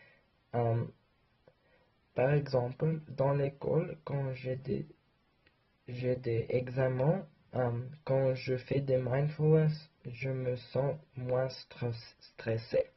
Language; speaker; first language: French; non-native, learner; English